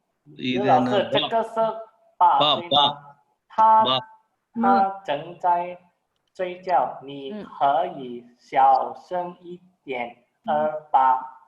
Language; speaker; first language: Chinese; non-native, learner; English